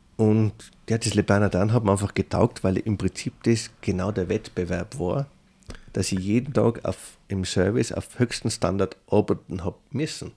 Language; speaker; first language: German; native; German